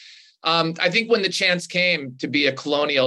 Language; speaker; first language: English; native; English